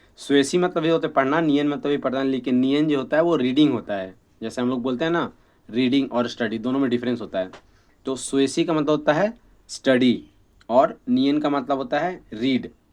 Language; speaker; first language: Hindi; native; Hindi